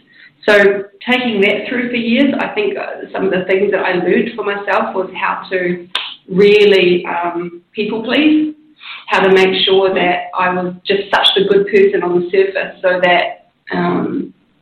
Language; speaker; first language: English; native; English